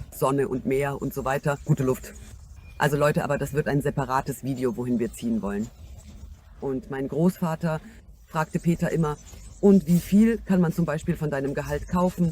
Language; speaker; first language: German; non-native, fluent; Russian